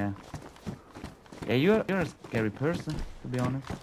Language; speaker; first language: English; non-native, fluent; Italian